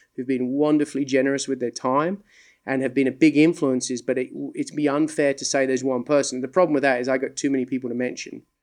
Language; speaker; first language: English; native; English